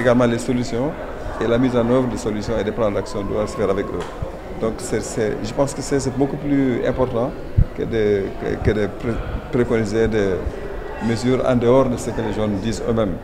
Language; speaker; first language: French; non-native, local second language; Wolof